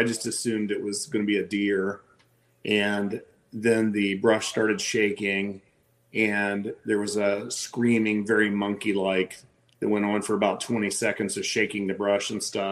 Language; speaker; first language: English; native; English